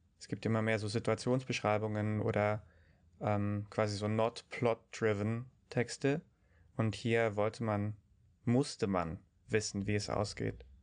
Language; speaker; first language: German; native; German